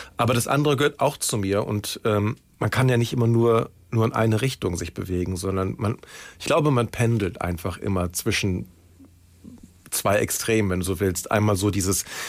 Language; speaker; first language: German; native; German